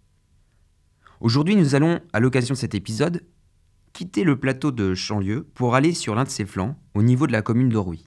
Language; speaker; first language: French; native; French